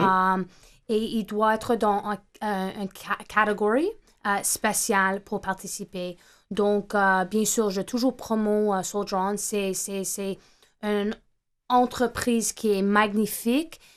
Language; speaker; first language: French; non-native, fluent; English